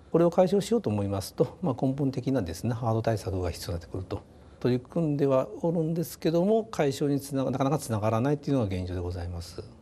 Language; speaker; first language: Japanese; native; Japanese